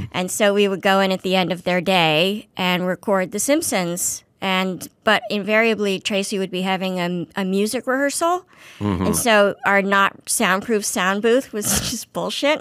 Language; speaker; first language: English; native; English